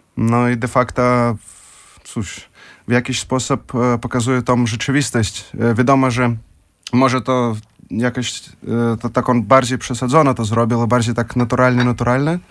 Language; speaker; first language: Polish; non-native, fluent; Russian